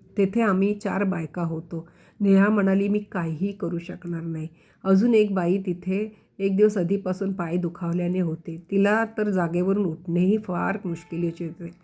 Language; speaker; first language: Marathi; non-native, local second language; Konkani